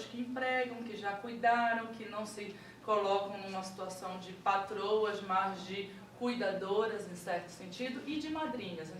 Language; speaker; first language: Portuguese; native; Portuguese